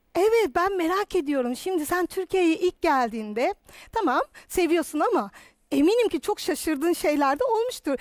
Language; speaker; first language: Turkish; native; Turkish